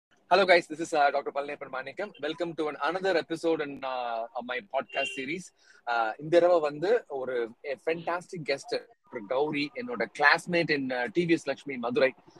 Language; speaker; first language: English; non-native, local second language; Tamil